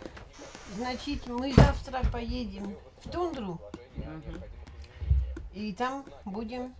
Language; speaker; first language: Russian; non-native, fluent; Dutch